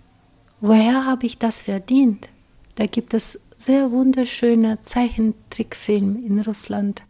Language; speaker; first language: German; non-native, fluent; Russian